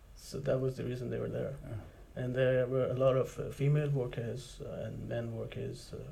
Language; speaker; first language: English; non-native, fluent; Persian